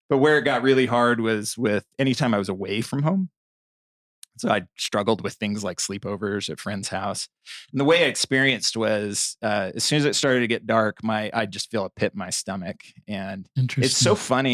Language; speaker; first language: English; native; English